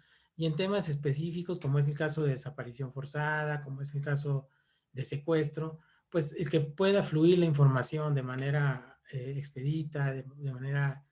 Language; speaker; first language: Spanish; native; Spanish